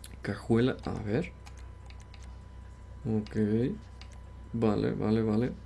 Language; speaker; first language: Spanish; native; Spanish